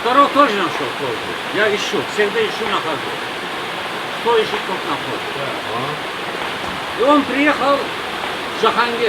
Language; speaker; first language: Russian; non-native, fluent; Azerbaijani